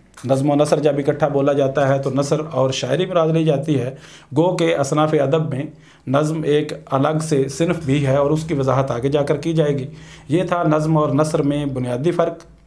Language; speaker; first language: Urdu; non-native, local second language; Punjabi